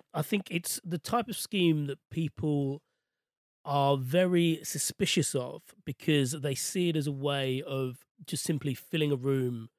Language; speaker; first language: English; native; English